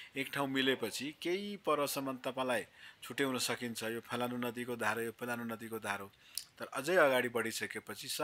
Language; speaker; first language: Nepali; non-native, local second language; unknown